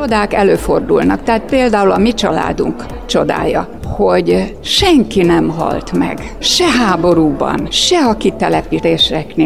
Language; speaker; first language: Hungarian; native; Hungarian